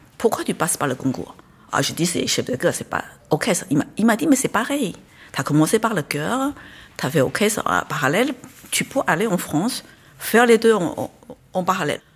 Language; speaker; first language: French; non-native, fluent; Chinese